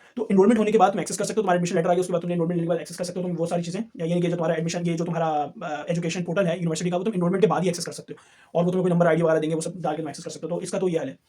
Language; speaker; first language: Urdu; native; Urdu